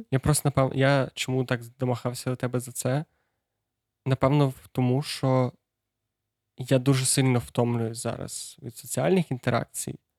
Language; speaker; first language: Ukrainian; non-native, local second language; Russian